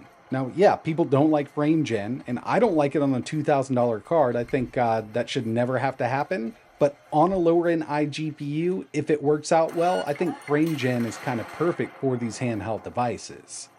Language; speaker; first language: English; native; English